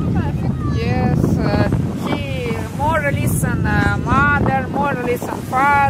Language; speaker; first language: English; non-native, learner; Russian